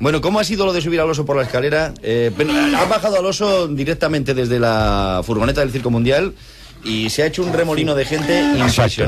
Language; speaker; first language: Spanish; native; Spanish